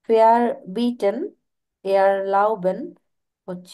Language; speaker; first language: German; non-native, learner; Bangla